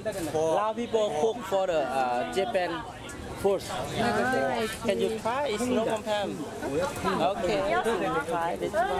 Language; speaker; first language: English; non-native, learner; Lao